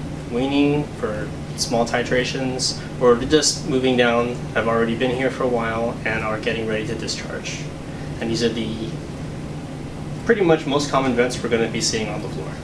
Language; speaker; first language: English; native; English